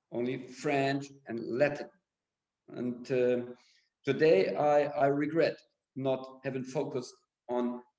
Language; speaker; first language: English; non-native, fluent; German